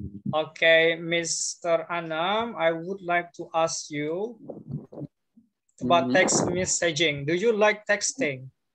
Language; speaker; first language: English; non-native, fluent; Indonesian